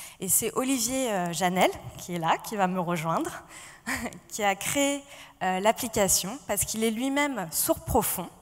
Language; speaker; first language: French; native; French